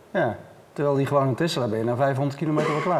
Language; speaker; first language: Dutch; native; Dutch